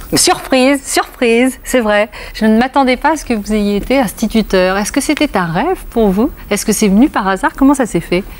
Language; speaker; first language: French; native; French